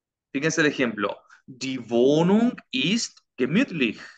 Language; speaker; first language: German; non-native, fluent; Spanish